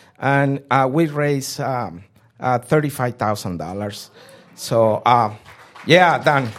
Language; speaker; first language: English; non-native, fluent; Spanish